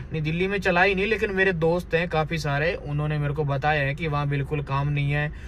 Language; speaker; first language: Hindi; native; Hindi